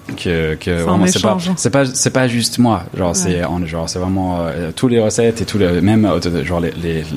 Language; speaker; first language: French; non-native, fluent; English